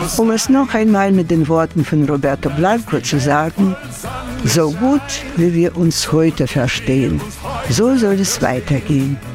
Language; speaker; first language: German; non-native, fluent; Russian